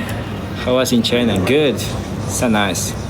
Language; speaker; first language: English; non-native, fluent; Uzbek